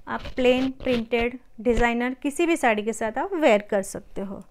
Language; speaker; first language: Hindi; non-native, local second language; Marathi